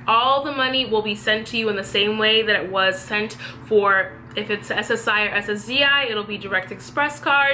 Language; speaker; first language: English; native; English